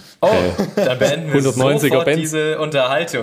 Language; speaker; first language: German; native; German